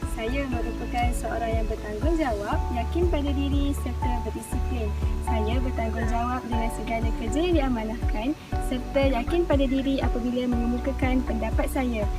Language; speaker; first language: Malay; native; Malay